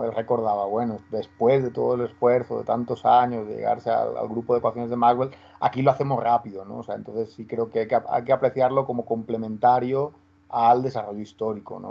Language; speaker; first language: Spanish; native; Spanish